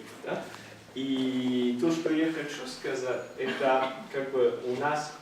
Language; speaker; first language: Russian; non-native, fluent; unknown